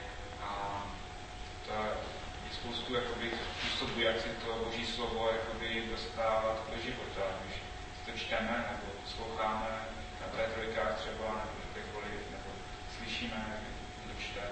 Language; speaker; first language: Czech; non-native, fluent; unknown